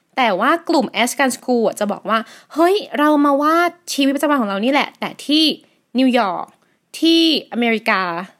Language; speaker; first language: Thai; native; Thai